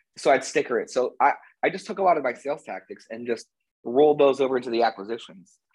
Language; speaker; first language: English; native; English